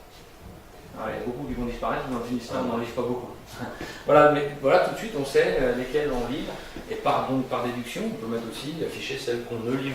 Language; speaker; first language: French; native; French